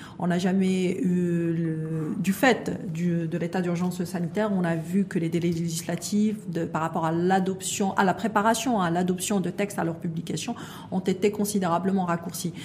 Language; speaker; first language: French; non-native, local second language; Arabic